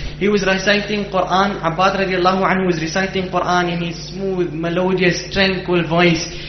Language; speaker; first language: English; native; English